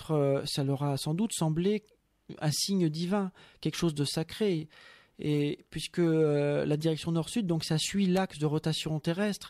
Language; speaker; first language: French; native; French